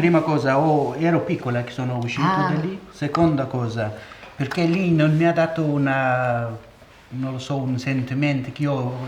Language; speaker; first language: Italian; non-native, learner; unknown